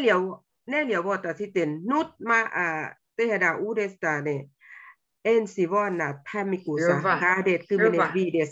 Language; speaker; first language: Finnish; non-native, learner; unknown